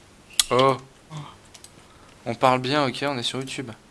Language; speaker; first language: French; native; French